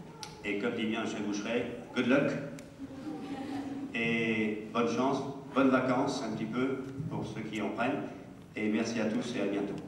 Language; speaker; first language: French; native; French